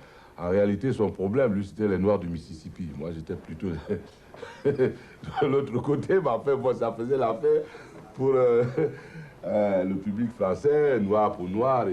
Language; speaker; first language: French; non-native, local second language; Duala